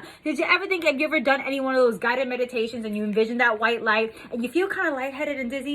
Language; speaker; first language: English; native; English